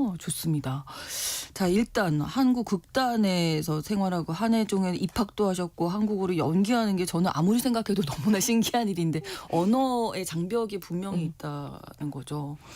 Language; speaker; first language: Korean; native; Korean